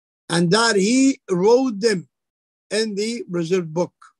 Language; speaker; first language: English; non-native, fluent; Arabic